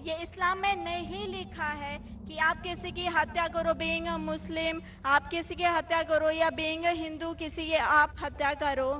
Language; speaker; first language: Hindi; native; Hindi